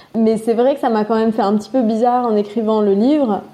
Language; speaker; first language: French; native; French